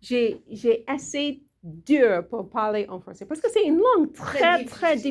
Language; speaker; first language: French; non-native, learner; English